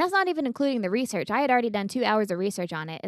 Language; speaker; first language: English; native; English